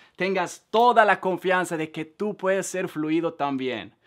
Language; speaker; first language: Spanish; non-native, fluent; Swedish